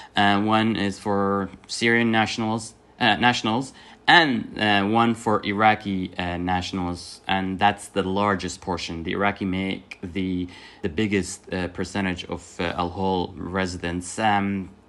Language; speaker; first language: English; non-native, fluent; Arabic